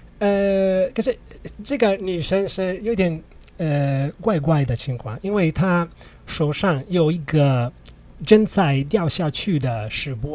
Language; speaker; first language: Chinese; non-native, learner; Italian